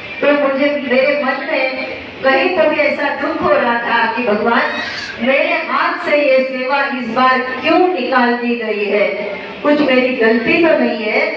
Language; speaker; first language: Hindi; non-native, local second language; Marathi